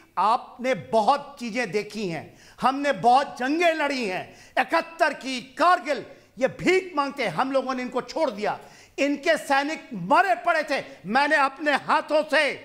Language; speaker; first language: Hindi; non-native, local second language; Punjabi